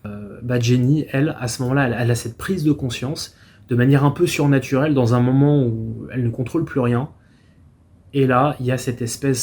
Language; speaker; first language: French; native; French